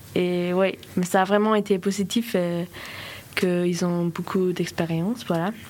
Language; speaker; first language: French; non-native, fluent; Faroese